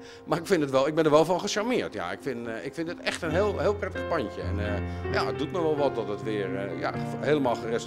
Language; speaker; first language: Dutch; native; Dutch